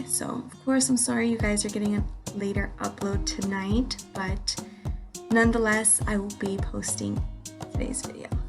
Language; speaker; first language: English; native; English